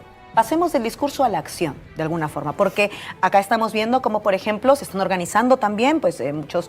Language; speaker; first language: Spanish; native; Spanish